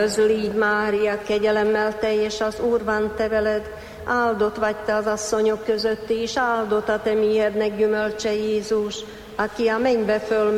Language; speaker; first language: Hungarian; native; Hungarian